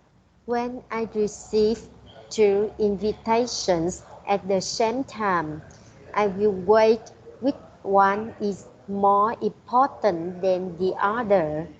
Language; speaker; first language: English; non-native, learner; Vietnamese